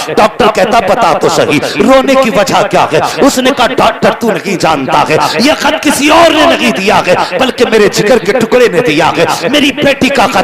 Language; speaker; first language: Hindi; native; Hindi